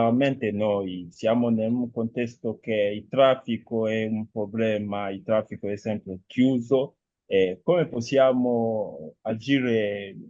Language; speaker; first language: Italian; non-native, fluent; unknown